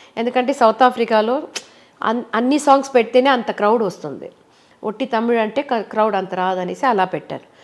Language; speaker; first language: Telugu; non-native, local second language; Tamil